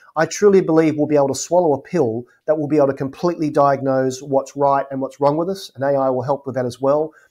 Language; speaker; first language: English; native; English